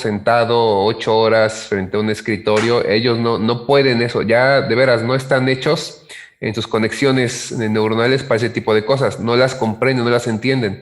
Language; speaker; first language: Spanish; native; Spanish